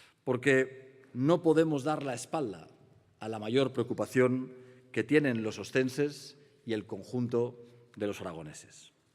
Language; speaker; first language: Spanish; native; Spanish